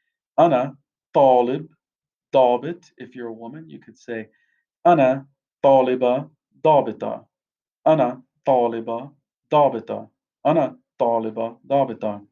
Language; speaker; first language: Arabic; non-native, fluent; English